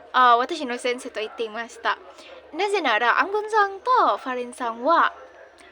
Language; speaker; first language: Japanese; non-native, learner; Indonesian